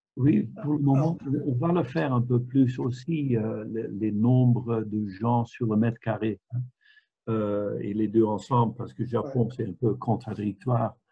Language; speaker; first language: French; non-native, fluent; Dutch